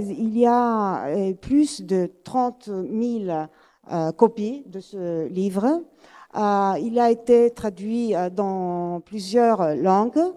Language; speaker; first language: French; non-native, fluent; Greek